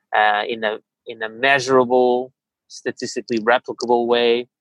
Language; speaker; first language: English; early bilingual, other home language; Portuguese